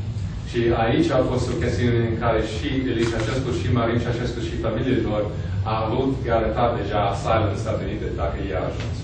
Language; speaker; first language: Romanian; non-native, fluent; English